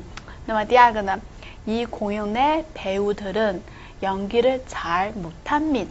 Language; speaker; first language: Korean; non-native, fluent; Chinese